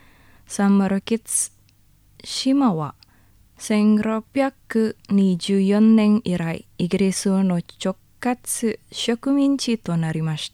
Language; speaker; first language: Japanese; non-native, learner; Indonesian